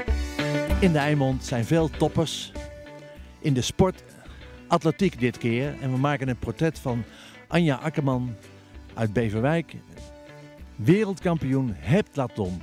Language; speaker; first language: Dutch; native; Dutch